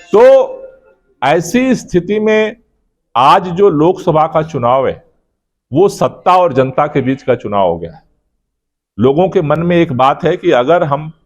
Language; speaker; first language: Hindi; native; Hindi